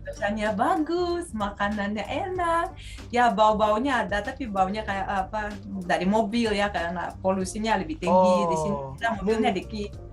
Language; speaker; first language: Indonesian; non-native, fluent; Russian